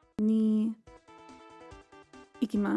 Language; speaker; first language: Japanese; non-native, learner; English